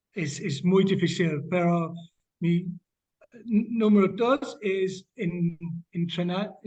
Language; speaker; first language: Spanish; non-native, learner; English